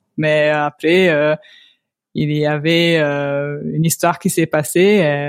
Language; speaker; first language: French; non-native, fluent; Hungarian